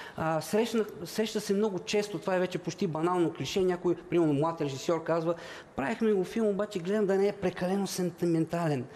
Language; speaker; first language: Bulgarian; native; Bulgarian